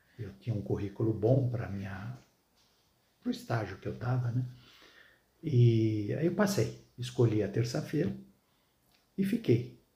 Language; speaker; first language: Portuguese; early bilingual, other home language; Arabic